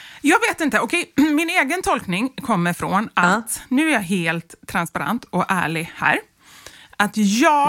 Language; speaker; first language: Swedish; native; Swedish